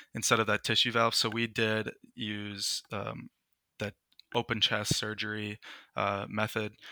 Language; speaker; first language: English; native; English